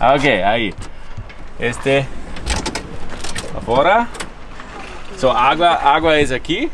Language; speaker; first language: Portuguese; non-native, learner; German